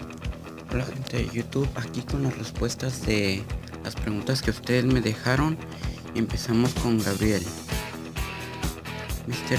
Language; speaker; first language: Spanish; early bilingual, other home language; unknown